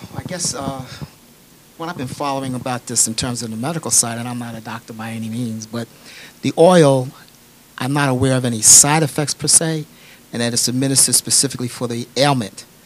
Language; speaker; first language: English; native; English